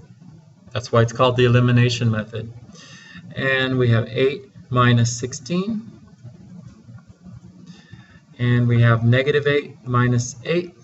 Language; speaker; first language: English; native; English